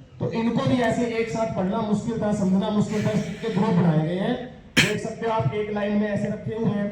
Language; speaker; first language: Hindi; native; Hindi